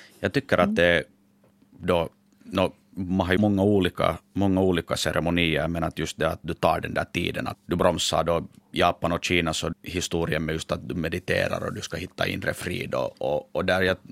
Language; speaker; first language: Swedish; native; Swedish